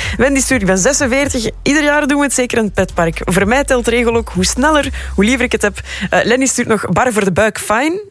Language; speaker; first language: Dutch; native; Dutch